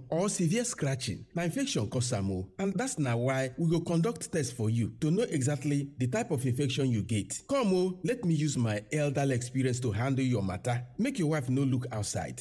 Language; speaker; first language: Nigerian Pidgin; non-native, local second language; Yoruba